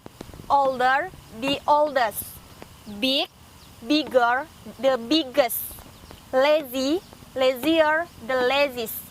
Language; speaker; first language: English; non-native, learner; Indonesian